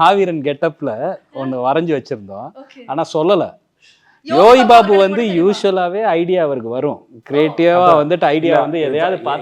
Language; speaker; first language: Tamil; native; Tamil